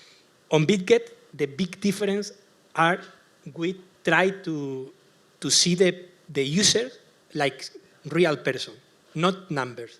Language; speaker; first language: English; non-native, learner; Spanish